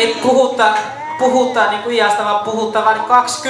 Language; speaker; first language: Finnish; non-native, fluent; Kinyarwanda